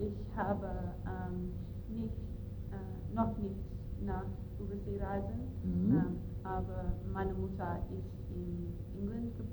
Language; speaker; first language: German; non-native, learner; English